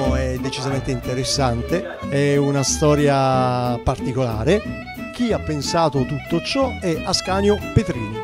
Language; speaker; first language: Italian; native; Italian